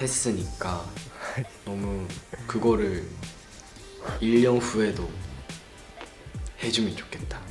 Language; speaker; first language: Korean; non-native, learner; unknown